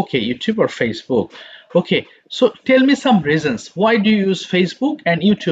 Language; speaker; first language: English; non-native, fluent; Bangla